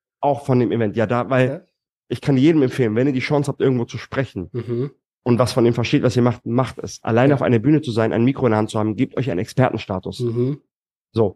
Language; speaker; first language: German; native; German